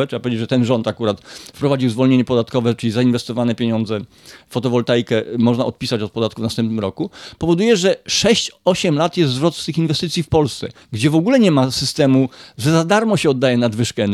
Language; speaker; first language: Polish; native; Polish